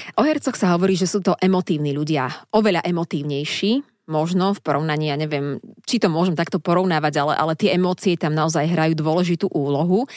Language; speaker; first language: Slovak; native; Slovak